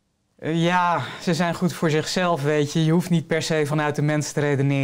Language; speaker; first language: Dutch; native; Dutch